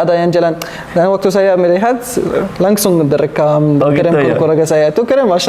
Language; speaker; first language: Indonesian; non-native, learner; Arabic